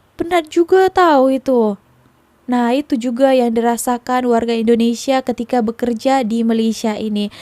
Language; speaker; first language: Indonesian; native; Indonesian